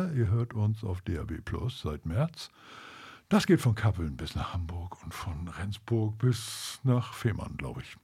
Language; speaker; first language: German; native; German